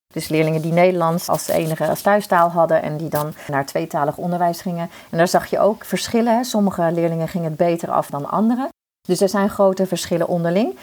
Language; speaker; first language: Dutch; native; Dutch